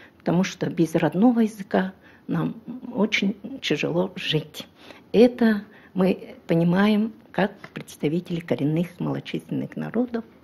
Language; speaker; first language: Russian; non-native, local second language; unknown